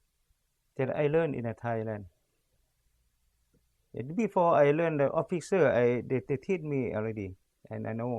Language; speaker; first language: English; non-native, learner; Lao